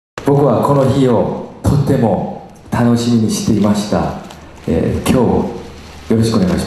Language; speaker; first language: Japanese; non-native, learner; Korean